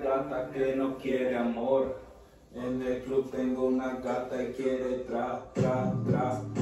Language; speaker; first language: Spanish; early bilingual, heritage; Spanish